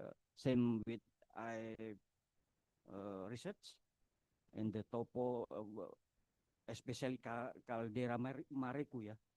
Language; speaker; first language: English; non-native, learner; Indonesian